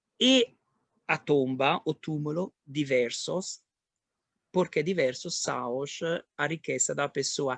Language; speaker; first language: Portuguese; non-native, learner; Italian